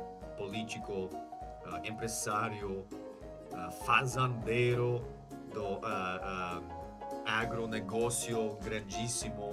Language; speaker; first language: Portuguese; non-native, fluent; English